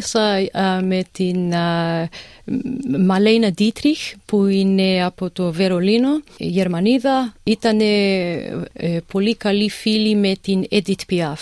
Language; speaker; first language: Greek; early bilingual, heritage; English